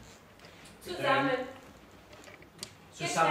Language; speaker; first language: German; non-native, learner; Spanish